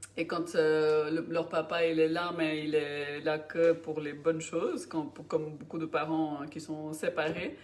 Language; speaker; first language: French; non-native, fluent; Bulgarian